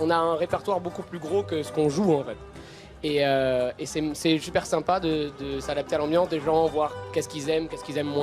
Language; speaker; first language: French; native; French